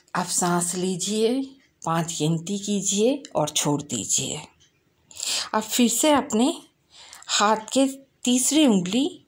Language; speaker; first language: Hindi; non-native, local second language; Bangla